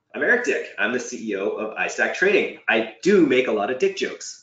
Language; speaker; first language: English; native; English